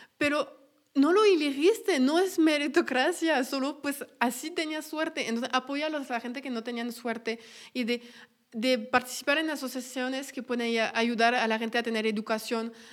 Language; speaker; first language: Spanish; non-native, fluent; French